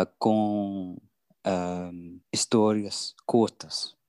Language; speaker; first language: Portuguese; non-native, learner; English